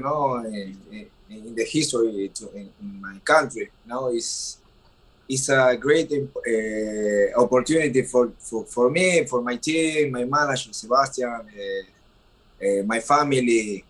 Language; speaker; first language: English; non-native, learner; Spanish